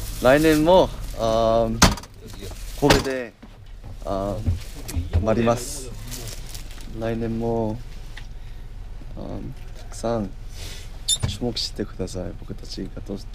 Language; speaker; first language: Japanese; non-native, learner; Korean